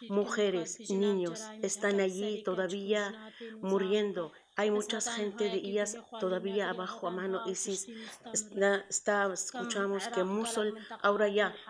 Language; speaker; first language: Spanish; non-native, learner; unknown